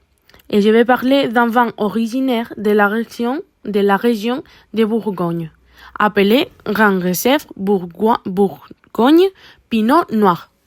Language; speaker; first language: French; non-native, learner; Spanish